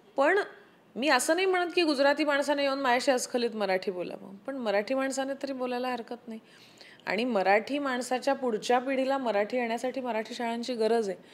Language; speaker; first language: Marathi; native; Marathi